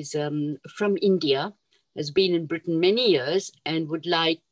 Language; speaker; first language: English; non-native, local second language; Urdu